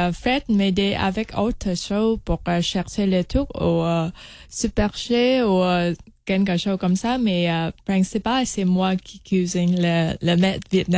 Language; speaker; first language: French; non-native, learner; Vietnamese